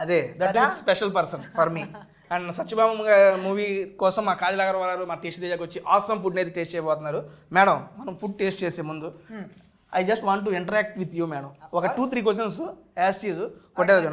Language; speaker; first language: Telugu; native; Telugu